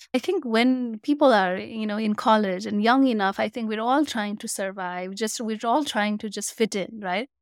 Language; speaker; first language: English; non-native, local second language; Nepali